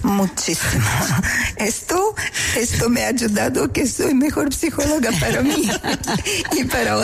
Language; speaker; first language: Spanish; non-native, fluent; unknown